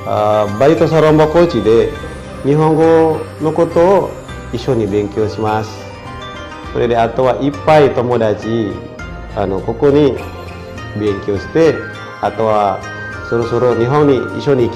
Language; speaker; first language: Japanese; non-native, fluent; Indonesian